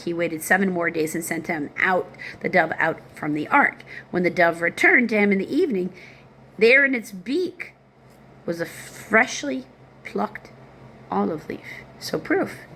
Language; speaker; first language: English; native; English